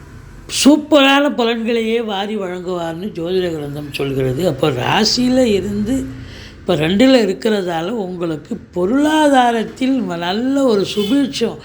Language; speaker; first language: Tamil; native; Tamil